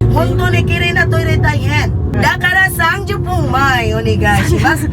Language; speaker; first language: Japanese; non-native, learner; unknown